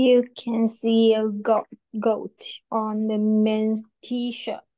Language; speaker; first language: English; non-native, learner; Vietnamese